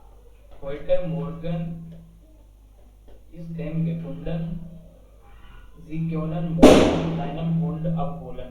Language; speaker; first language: German; non-native, learner; Hindi